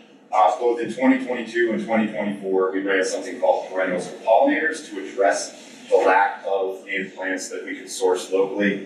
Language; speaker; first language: English; native; English